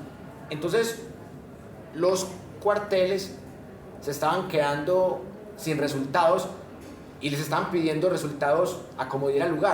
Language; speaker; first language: Spanish; native; Spanish